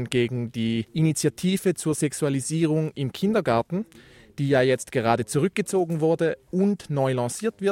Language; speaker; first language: German; native; German